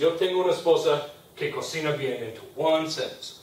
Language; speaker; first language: Spanish; non-native, fluent; English